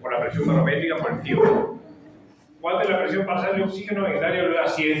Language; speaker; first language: Spanish; native; Spanish